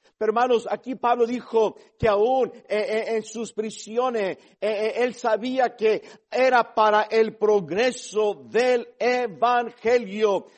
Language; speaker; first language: Spanish; early bilingual, heritage; Spanish